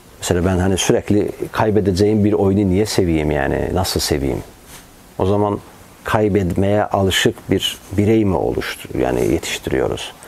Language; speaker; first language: Turkish; non-native, fluent; Azerbaijani